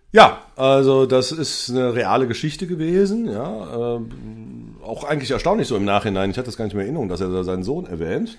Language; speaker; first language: German; native; German